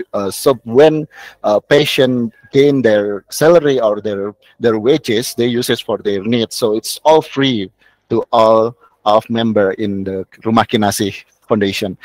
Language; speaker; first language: English; non-native, fluent; Indonesian